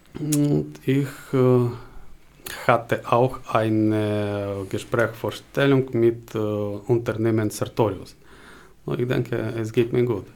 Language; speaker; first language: German; non-native, learner; Ukrainian